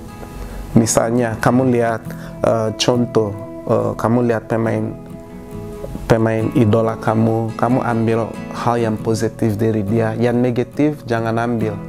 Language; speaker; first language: Indonesian; non-native, fluent; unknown